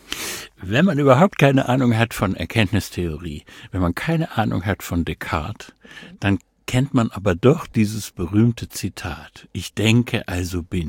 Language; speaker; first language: German; native; German